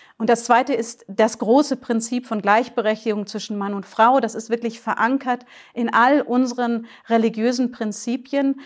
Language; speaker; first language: German; native; German